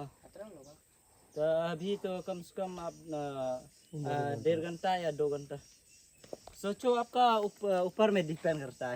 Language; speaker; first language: Hindi; non-native, local second language; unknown